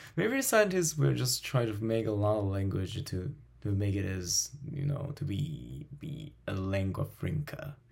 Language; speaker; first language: English; non-native, fluent; Min Nan Chinese